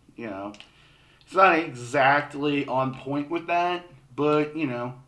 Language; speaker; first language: English; native; English